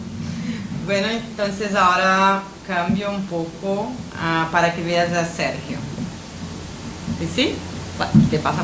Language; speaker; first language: Spanish; non-native, fluent; Portuguese